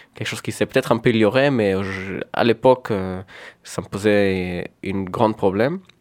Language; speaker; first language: French; non-native, fluent; Hebrew